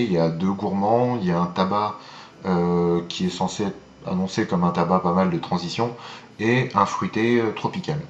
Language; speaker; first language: French; native; French